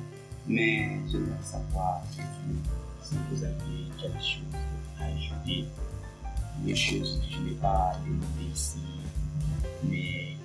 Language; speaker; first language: French; non-native, fluent; Portuguese